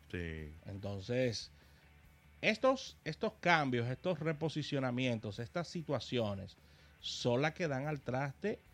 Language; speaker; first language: Spanish; native; Spanish